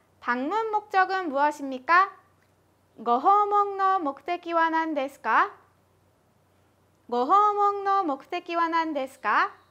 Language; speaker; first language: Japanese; non-native, fluent; Korean